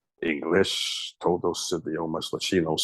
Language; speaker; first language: Portuguese; non-native, learner; English